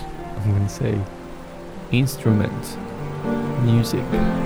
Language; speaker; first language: English; non-native, fluent; Persian